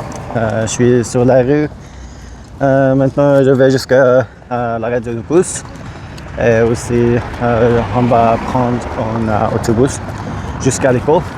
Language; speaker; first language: French; non-native, learner; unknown